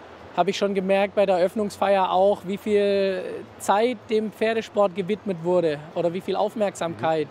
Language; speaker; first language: German; native; German